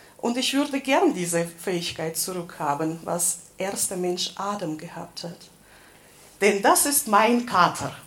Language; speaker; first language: German; non-native, fluent; Russian